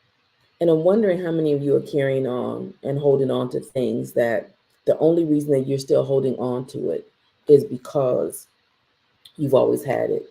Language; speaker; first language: English; native; English